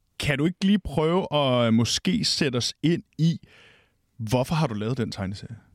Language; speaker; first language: Danish; native; Danish